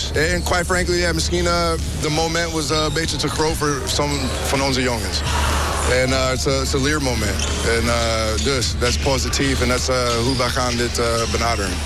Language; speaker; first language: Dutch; non-native, fluent; English